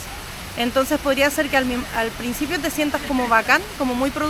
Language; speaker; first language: Spanish; native; Spanish